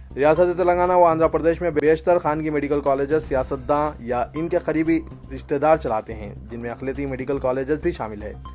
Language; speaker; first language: Urdu; native; Urdu